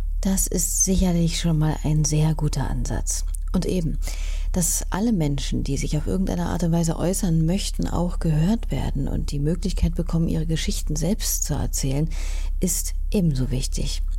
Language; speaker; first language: German; native; German